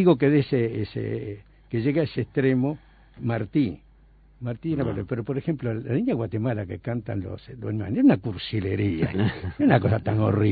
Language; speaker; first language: Spanish; native; Spanish